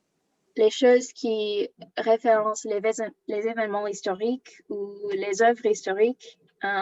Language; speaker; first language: French; non-native, learner; English